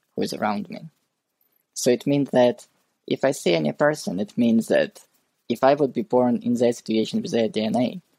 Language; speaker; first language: English; non-native, fluent; Russian